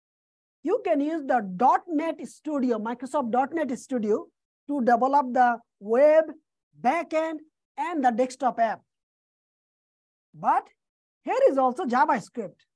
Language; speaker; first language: English; non-native, fluent; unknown